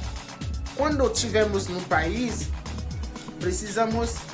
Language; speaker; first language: Portuguese; non-native, learner; Haitian Creole